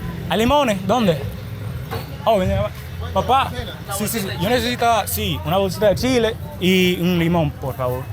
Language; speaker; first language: Spanish; non-native, learner; English